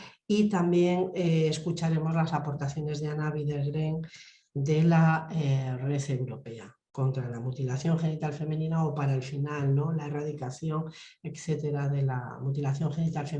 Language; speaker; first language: Spanish; native; Spanish